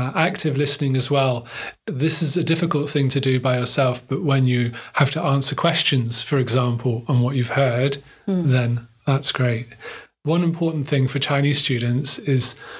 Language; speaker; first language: English; native; English